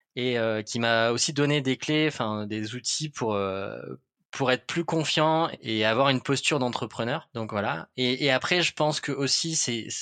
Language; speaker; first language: French; native; French